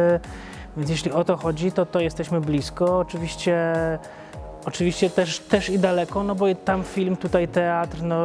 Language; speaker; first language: Polish; native; Polish